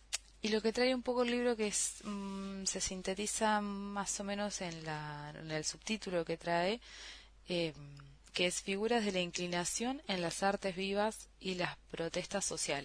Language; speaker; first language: Spanish; native; Spanish